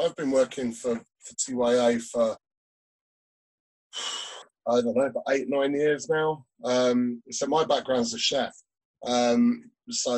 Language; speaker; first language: English; native; English